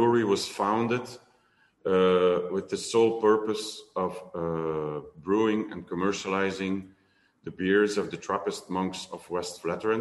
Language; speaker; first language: English; non-native, fluent; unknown